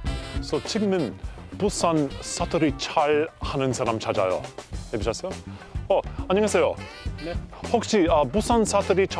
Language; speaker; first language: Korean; non-native, learner; English